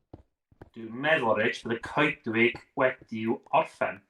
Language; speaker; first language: Welsh; native; Welsh